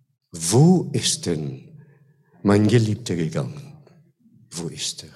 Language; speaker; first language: German; non-native, fluent; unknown